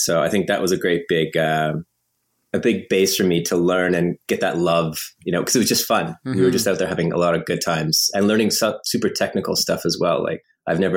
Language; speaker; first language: English; native; English